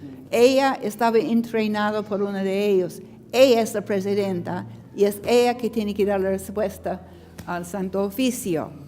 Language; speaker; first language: Spanish; non-native, learner; English